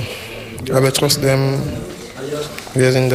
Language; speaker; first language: German; non-native, learner; French